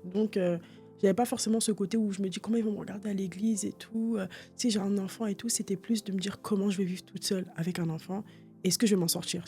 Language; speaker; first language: French; early bilingual, other home language; Portuguese